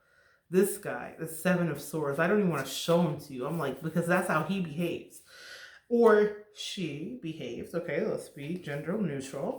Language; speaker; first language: English; native; English